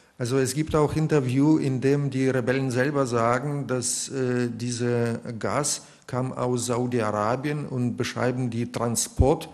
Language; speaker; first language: German; non-native, fluent; Russian